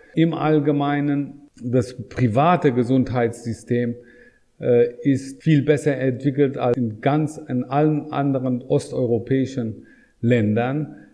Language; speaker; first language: German; non-native, fluent; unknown